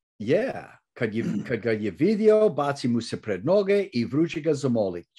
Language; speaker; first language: Croatian; early bilingual, heritage; Croatian